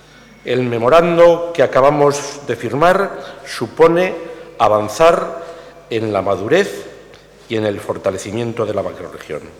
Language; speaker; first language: Spanish; native; Spanish